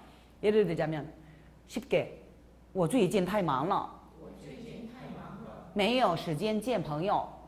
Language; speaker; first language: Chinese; non-native, fluent; Korean